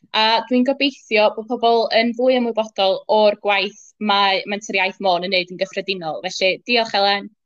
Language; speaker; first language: Welsh; native; Welsh